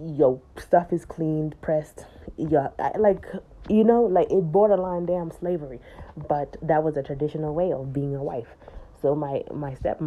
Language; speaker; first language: English; native; English